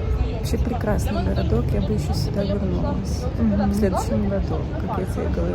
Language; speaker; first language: Russian; native; Russian